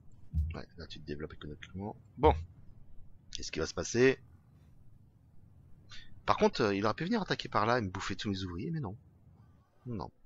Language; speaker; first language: French; native; French